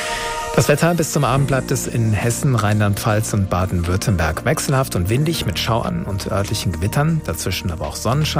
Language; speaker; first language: German; native; German